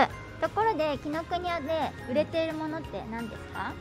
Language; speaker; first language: Japanese; native; Japanese